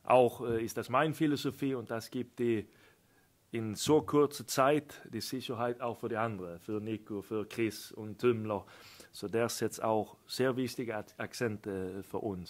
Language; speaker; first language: German; non-native, fluent; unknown